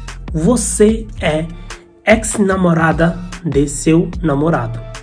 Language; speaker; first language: Portuguese; non-native, learner; Hindi